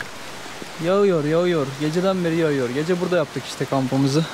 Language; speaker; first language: Turkish; native; Turkish